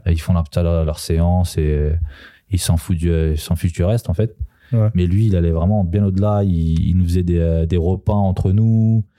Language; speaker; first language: French; early bilingual, other home language; Serbian